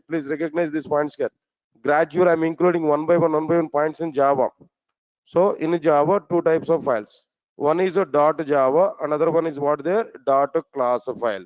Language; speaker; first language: English; non-native, local second language; Telugu